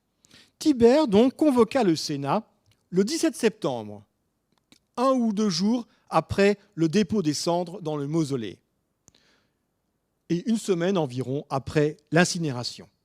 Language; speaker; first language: French; native; French